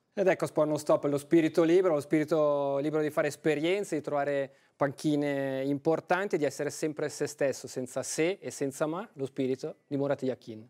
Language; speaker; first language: Italian; native; Italian